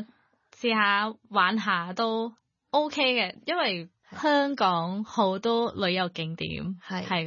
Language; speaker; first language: Cantonese; non-native, learner; Thai